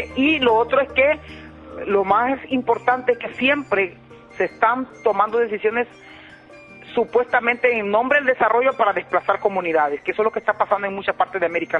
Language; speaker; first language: Spanish; native; Spanish